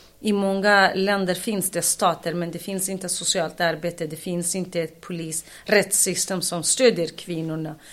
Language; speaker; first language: Swedish; non-native, fluent; Kurdish